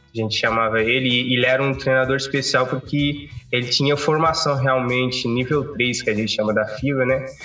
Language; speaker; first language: Portuguese; non-native, local second language; Kabuverdianu